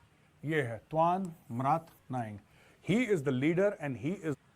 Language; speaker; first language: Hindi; native; Hindi